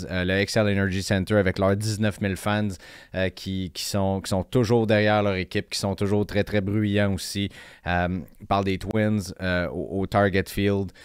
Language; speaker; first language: French; native; French